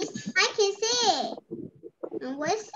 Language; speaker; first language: English; non-native, learner; Vietnamese